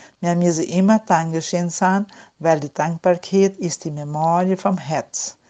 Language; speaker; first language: German; non-native, learner; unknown